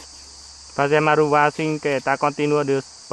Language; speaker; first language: Portuguese; non-native, learner; Vietnamese